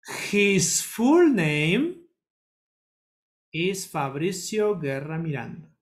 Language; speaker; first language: English; non-native, learner; Spanish